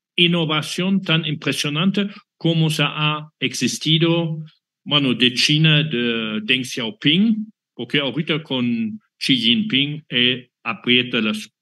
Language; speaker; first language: Spanish; non-native, fluent; German